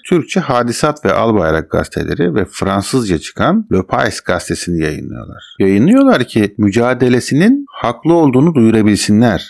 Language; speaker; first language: Turkish; native; Turkish